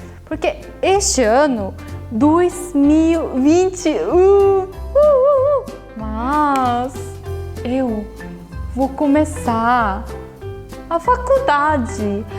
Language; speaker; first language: Portuguese; non-native, fluent; Korean